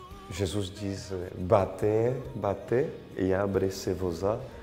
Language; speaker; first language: Portuguese; non-native, fluent; French